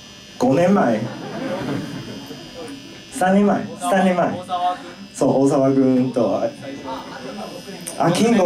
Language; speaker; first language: Japanese; non-native, learner; Chinese